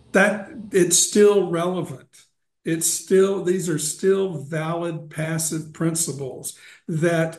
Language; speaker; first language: English; native; English